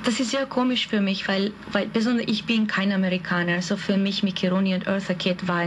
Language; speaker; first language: German; non-native, fluent; Hungarian